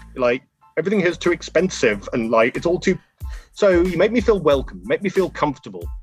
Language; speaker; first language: English; native; English